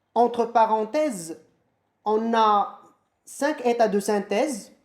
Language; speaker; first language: French; non-native, local second language; Arabic